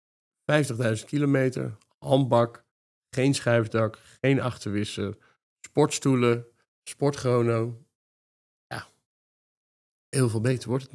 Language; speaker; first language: Dutch; native; Dutch